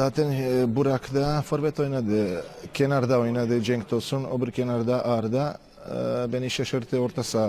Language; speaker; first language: Turkish; non-native, fluent; Croatian